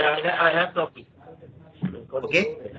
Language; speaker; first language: English; non-native, learner; Hindi